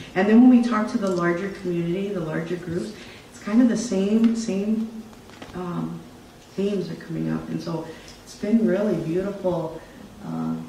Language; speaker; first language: English; native; English